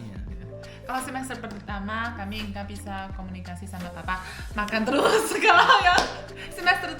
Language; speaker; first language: Indonesian; non-native, fluent; Chinese